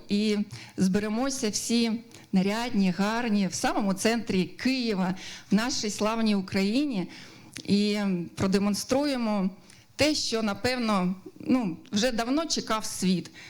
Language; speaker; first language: Ukrainian; native; Ukrainian